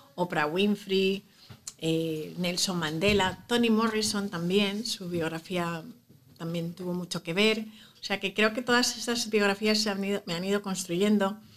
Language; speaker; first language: Spanish; native; Spanish